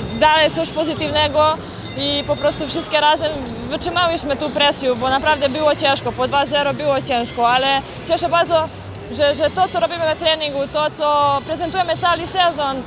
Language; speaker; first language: Polish; non-native, learner; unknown